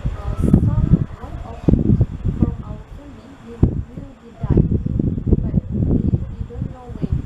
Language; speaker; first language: English; non-native, learner; Malay